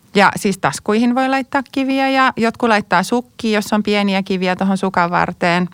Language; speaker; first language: Finnish; native; Finnish